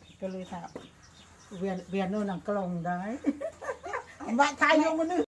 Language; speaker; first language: Thai; native; Thai